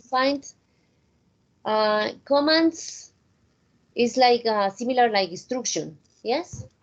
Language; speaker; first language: English; non-native, fluent; Spanish